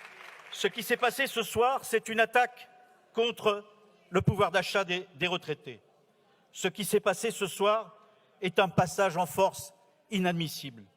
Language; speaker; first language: French; native; French